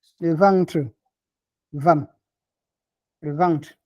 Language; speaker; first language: French; non-native, local second language; Ghomala